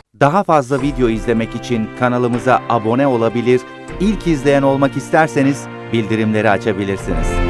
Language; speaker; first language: Turkish; native; Turkish